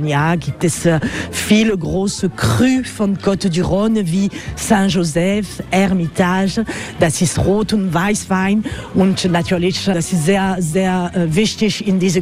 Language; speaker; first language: German; non-native, learner; French